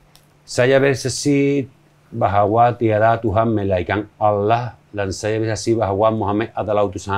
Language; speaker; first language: Indonesian; non-native, learner; Spanish